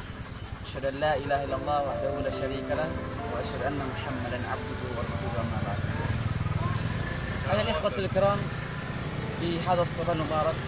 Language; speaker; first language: Arabic; non-native, learner; Indonesian